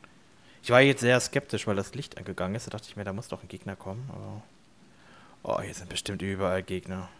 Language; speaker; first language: German; native; German